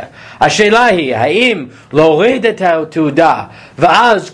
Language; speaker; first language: Hebrew; non-native, fluent; English